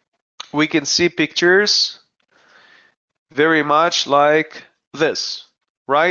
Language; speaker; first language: English; non-native, fluent; Hebrew